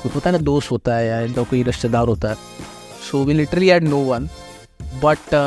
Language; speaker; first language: Hindi; non-native, local second language; Marathi